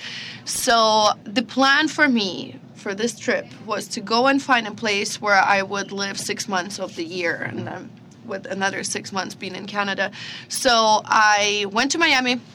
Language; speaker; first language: English; non-native, fluent; Russian